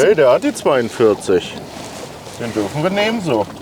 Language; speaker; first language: German; native; German